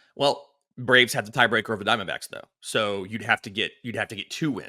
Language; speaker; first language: English; native; English